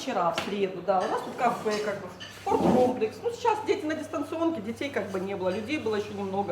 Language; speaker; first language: Russian; native; Russian